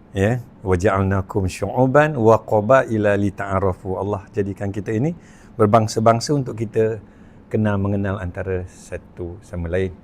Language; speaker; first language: Malay; non-native, local second language; Min Nan Chinese